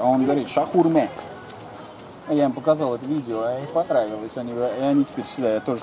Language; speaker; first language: Russian; native; Russian